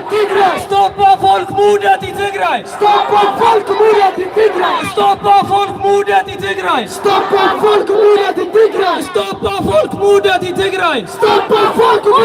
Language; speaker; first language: Swedish; early bilingual, other home language; Tigrinya